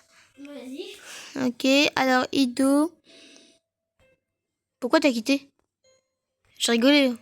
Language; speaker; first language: French; native; French